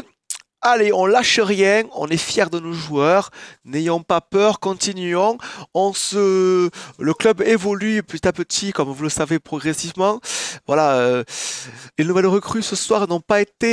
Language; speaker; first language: French; native; French